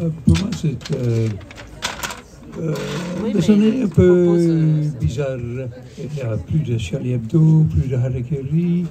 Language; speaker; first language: French; non-native, fluent; Dutch